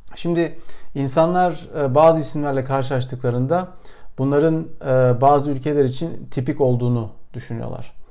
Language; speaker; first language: Turkish; native; Turkish